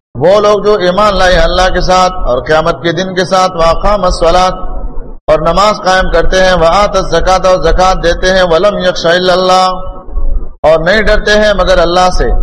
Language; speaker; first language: Urdu; non-native, local second language; Pashto